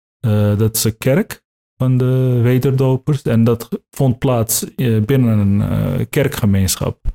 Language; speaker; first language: Dutch; early bilingual, other home language; Turkish